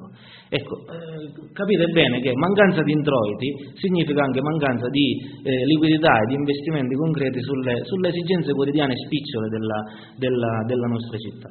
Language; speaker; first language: Italian; native; Italian